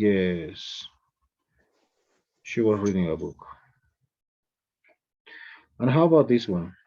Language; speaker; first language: English; non-native, fluent; Spanish